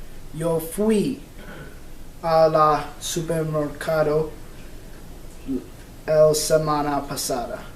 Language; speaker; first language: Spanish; non-native, learner; English